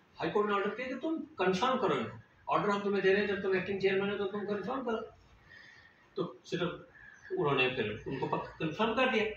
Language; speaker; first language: Urdu; native; Urdu